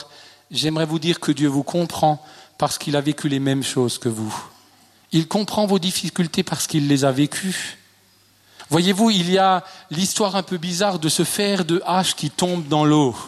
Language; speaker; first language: French; native; French